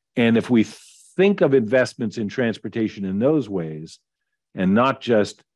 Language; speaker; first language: English; native; English